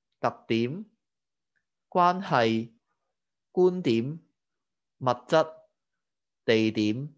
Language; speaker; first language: Vietnamese; non-native, fluent; Cantonese